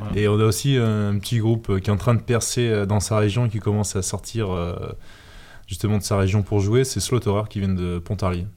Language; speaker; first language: French; native; French